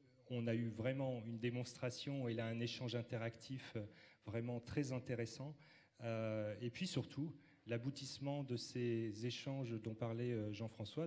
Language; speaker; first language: French; native; French